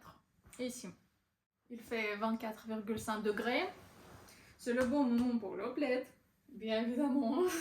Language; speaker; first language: French; non-native, learner; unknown